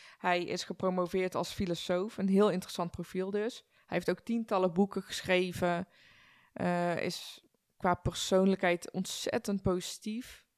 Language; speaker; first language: Dutch; early bilingual, other home language; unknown